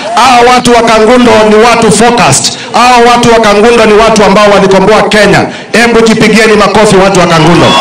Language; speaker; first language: Swahili; non-native, local second language; Kamba